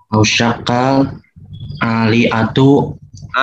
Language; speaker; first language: Arabic; non-native, learner; Indonesian